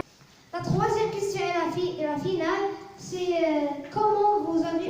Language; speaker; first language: French; non-native, learner; Arabic